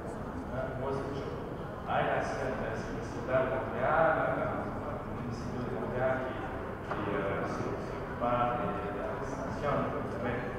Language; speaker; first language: Spanish; non-native, learner; French